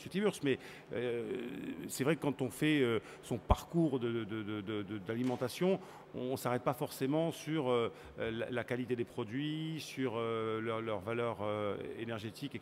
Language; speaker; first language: French; native; French